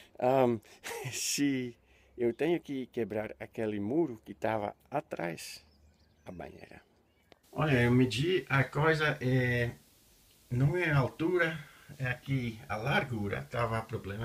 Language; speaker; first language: Portuguese; non-native, learner; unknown